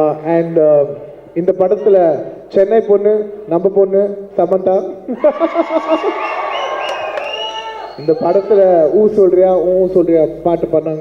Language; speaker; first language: Tamil; non-native, fluent; Telugu